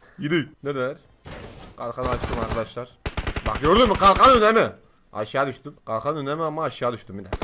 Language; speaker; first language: Turkish; native; Turkish